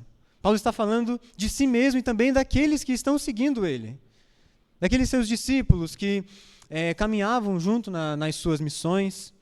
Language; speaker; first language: Portuguese; native; Portuguese